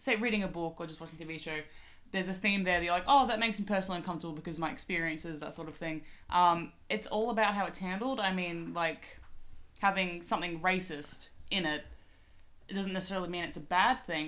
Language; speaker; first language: English; native; English